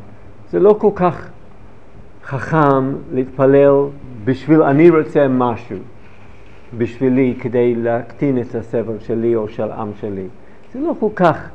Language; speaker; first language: Hebrew; non-native, fluent; English